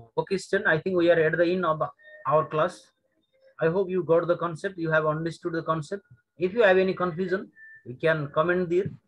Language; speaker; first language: English; non-native, local second language; Nepali